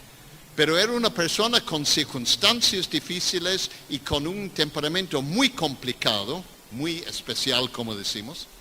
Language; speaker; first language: Spanish; non-native, fluent; English